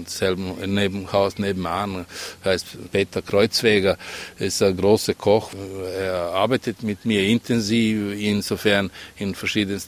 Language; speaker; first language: German; non-native, fluent; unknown